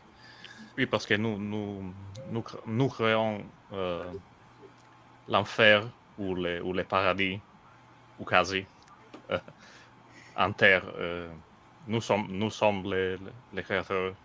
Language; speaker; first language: French; non-native, fluent; Italian